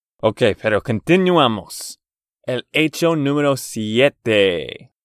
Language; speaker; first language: Spanish; non-native, fluent; English